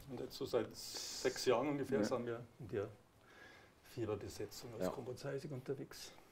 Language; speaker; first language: German; native; German